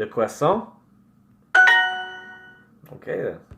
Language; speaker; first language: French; non-native, learner; English